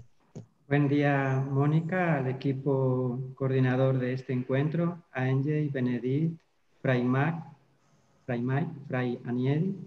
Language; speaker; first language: Spanish; native; Spanish